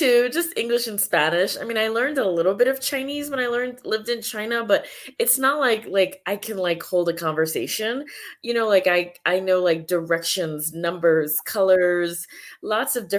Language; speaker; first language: English; early bilingual, other home language; Spanish